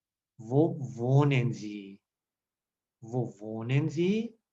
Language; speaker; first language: German; non-native, learner; Persian